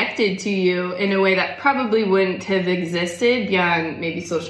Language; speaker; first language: English; native; English